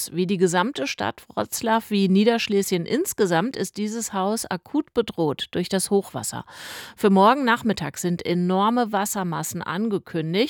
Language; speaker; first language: German; native; German